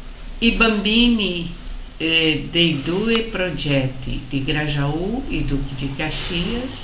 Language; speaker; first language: Italian; non-native, fluent; Portuguese